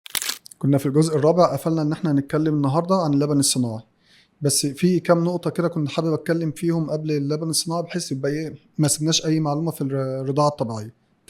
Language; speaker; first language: Arabic; native; Arabic